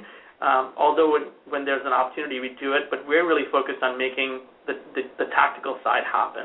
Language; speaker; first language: English; non-native, local second language; Hindi